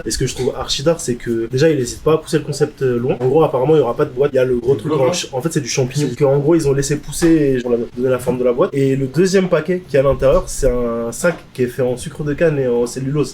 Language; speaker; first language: French; native; French